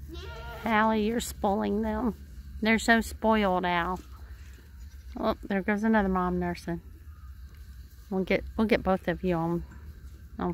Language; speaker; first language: English; native; English